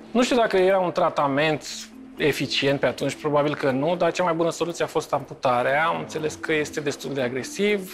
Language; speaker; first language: Romanian; native; Romanian